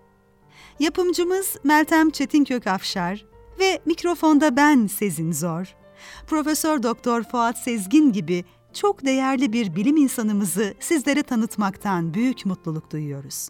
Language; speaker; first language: Turkish; native; Turkish